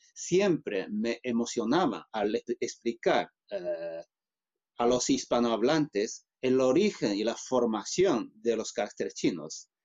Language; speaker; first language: Spanish; non-native, fluent; Chinese